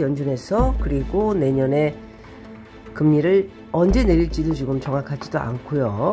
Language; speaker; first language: Korean; native; Korean